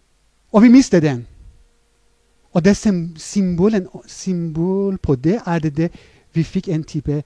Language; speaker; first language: Norwegian; non-native, fluent; Persian